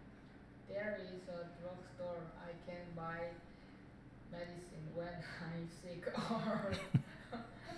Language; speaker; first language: English; non-native, learner; Korean